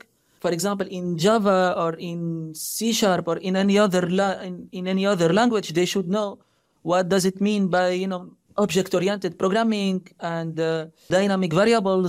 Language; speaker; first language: English; non-native, fluent; Arabic